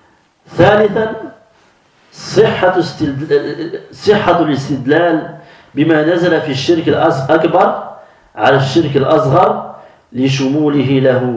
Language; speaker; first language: Arabic; non-native, fluent; French